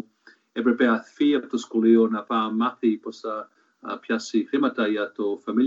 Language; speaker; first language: Greek; early bilingual, heritage; Greek